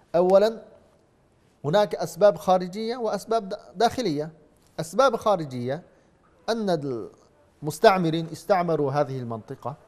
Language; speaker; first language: Arabic; non-native, fluent; Uyghur